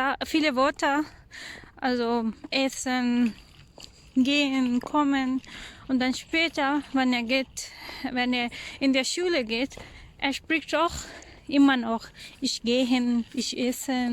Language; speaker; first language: German; non-native, learner; Urdu